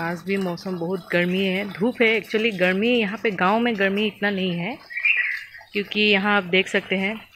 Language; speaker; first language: Hindi; non-native, local second language; Assamese